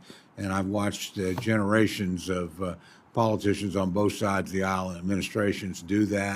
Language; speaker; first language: English; native; English